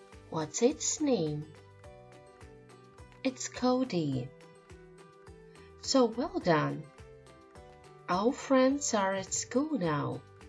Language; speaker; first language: English; non-native, fluent; Ukrainian